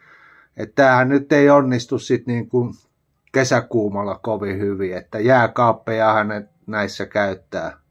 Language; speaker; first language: Finnish; native; Finnish